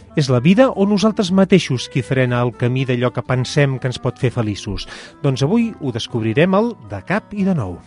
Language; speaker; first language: Catalan; native; Catalan